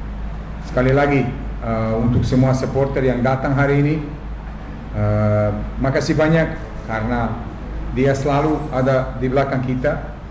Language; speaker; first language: Indonesian; non-native, fluent; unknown